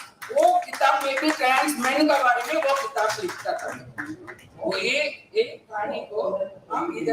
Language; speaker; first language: Hindi; non-native, local second language; Tamil